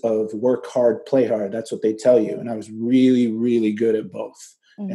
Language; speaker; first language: English; native; English